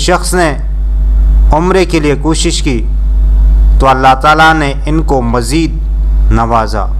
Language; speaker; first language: Urdu; native; Urdu